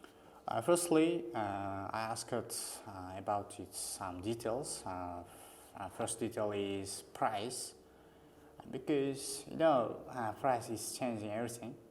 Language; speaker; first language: English; non-native, learner; Uzbek